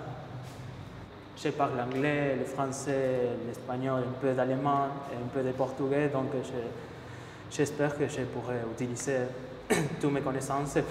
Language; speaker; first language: French; non-native, fluent; Spanish